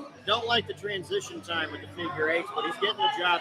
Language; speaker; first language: English; native; English